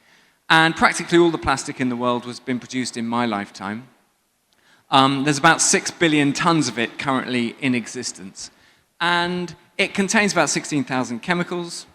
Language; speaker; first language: English; native; English